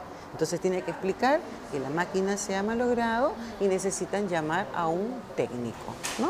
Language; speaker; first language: Spanish; native; Spanish